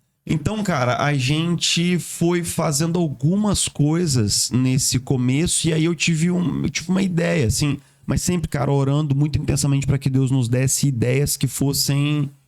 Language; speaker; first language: Portuguese; native; Portuguese